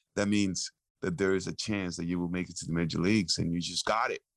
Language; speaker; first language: English; early bilingual, other home language; Spanish